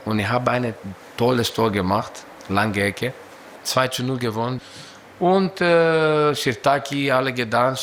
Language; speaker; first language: German; non-native, local second language; Greek